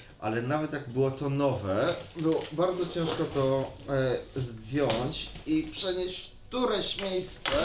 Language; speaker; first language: Polish; native; Polish